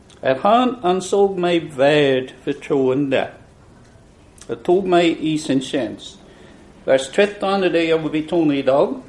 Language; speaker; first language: Swedish; non-native, fluent; English